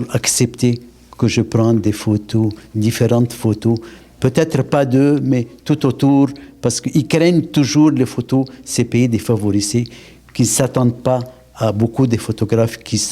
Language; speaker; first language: French; non-native, local second language; Arabic